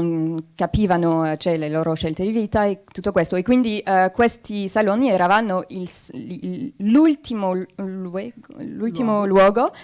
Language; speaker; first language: Italian; non-native, fluent; French